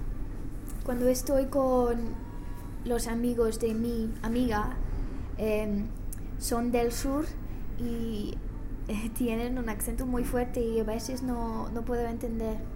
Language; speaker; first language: Spanish; non-native, learner; English